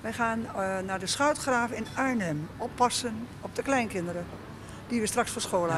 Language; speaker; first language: Dutch; native; Dutch